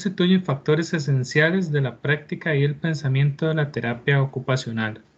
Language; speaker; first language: Spanish; native; Spanish